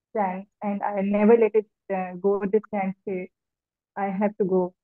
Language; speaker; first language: English; non-native, local second language; Urdu